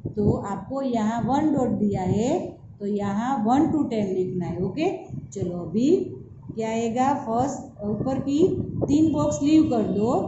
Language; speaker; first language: Hindi; non-native, local second language; Gujarati